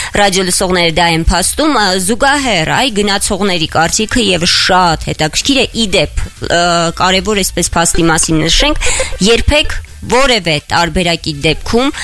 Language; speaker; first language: Armenian; native; Armenian